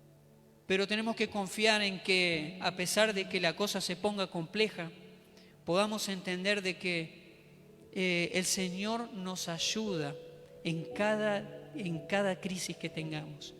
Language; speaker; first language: Spanish; native; Spanish